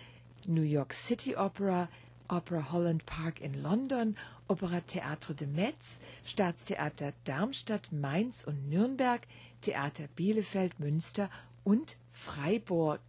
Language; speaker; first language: German; native; German